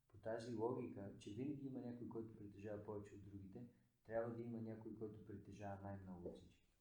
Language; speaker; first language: Bulgarian; native; Bulgarian